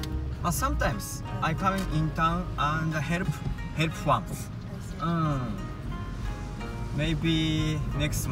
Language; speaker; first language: English; non-native, learner; Japanese